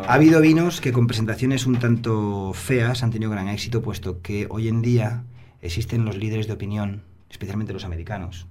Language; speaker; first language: Spanish; native; Spanish